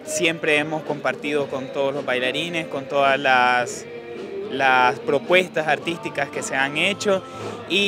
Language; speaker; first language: Spanish; native; Spanish